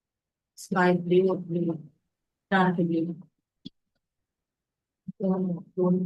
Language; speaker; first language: Hindi; native; Hindi